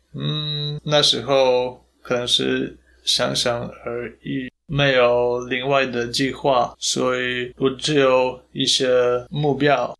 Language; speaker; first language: Chinese; non-native, fluent; Polish